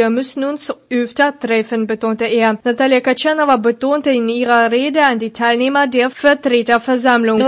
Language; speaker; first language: German; non-native, fluent; Russian